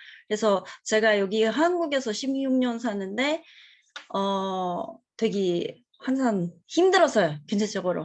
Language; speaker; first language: Korean; non-native, fluent; Russian